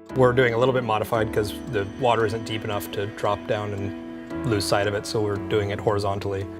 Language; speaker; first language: English; native; English